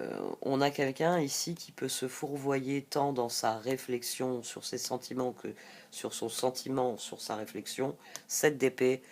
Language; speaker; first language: French; native; French